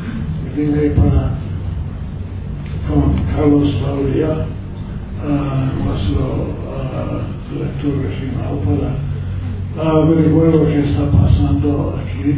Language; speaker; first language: Spanish; non-native, learner; English